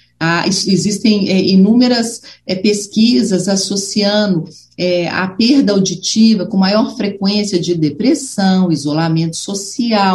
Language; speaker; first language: Portuguese; native; Portuguese